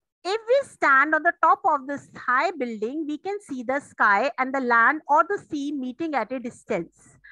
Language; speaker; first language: English; non-native, local second language; Hindi